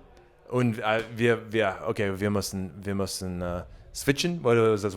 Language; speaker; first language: German; non-native, learner; English